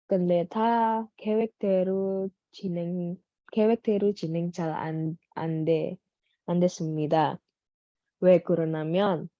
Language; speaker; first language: Korean; non-native, learner; Indonesian